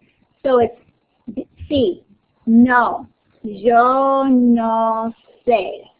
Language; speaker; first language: Spanish; non-native, fluent; English